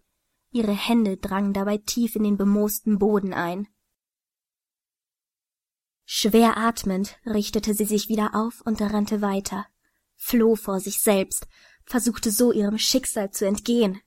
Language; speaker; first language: German; native; German